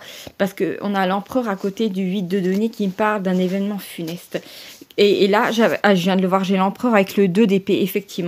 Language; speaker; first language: French; native; French